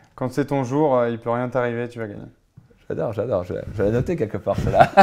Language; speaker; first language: French; native; French